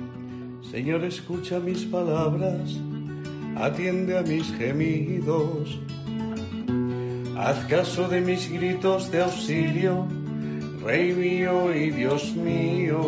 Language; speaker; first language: Spanish; native; Spanish